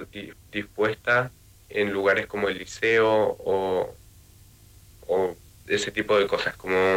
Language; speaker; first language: Spanish; native; Spanish